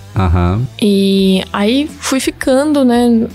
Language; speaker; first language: Portuguese; non-native, fluent; Russian